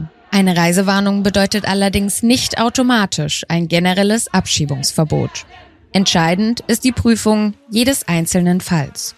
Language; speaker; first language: German; native; German